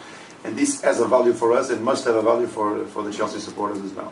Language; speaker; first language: English; non-native, fluent; Portuguese